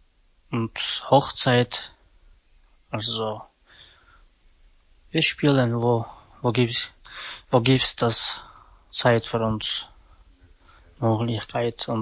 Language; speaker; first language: German; non-native, learner; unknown